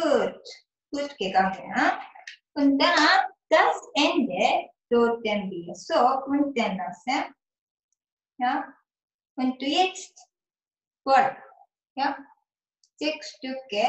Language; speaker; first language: German; non-native, learner; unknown